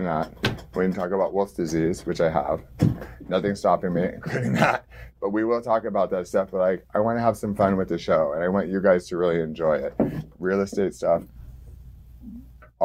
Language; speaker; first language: English; native; English